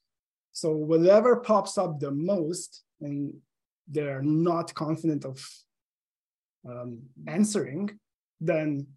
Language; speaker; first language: English; non-native, fluent; Slovenian